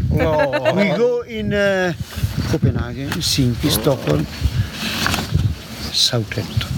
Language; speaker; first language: English; non-native, learner; Italian